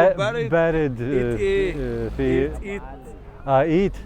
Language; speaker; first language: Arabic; non-native, learner; Latvian